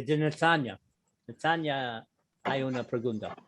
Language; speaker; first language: Spanish; non-native, learner; English